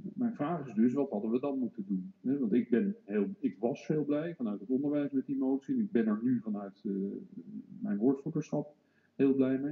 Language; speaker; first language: Dutch; native; Dutch